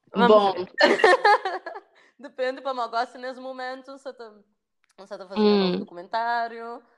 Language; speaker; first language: Portuguese; non-native, local second language; Kabuverdianu